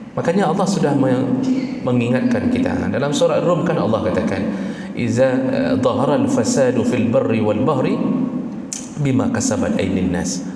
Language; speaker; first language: Malay; non-native, local second language; Achinese